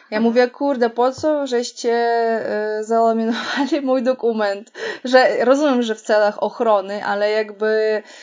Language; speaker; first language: Polish; non-native, fluent; Russian